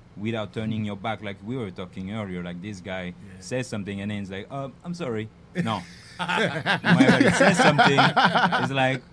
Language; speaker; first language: English; non-native, fluent; French